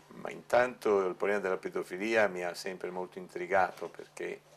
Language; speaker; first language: Italian; non-native, local second language; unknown